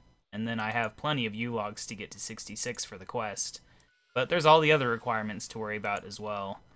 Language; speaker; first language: English; native; English